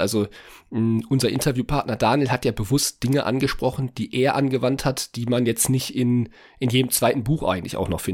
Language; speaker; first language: German; native; German